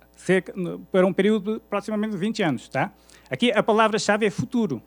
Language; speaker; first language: Portuguese; native; Portuguese